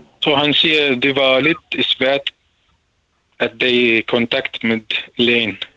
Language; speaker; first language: Danish; non-native, learner; Arabic